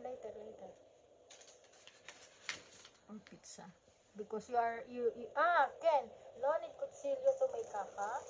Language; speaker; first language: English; non-native, learner; Filipino